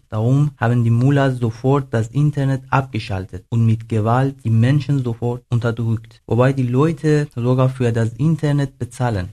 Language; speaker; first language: German; non-native, learner; Persian